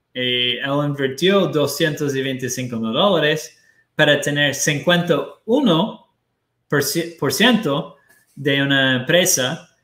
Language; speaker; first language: Spanish; non-native, fluent; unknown